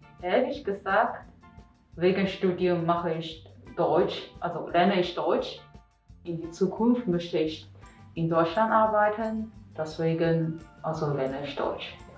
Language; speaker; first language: German; non-native, learner; Chinese